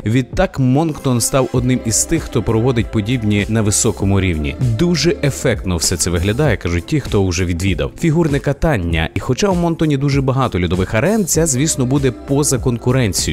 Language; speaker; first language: Ukrainian; native; Ukrainian